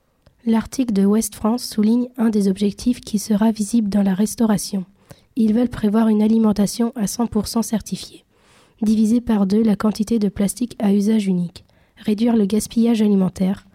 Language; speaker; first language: French; native; French